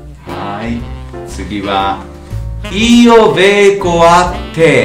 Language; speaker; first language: Japanese; non-native, fluent; Italian